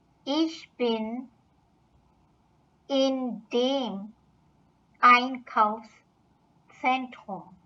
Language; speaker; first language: German; non-native, fluent; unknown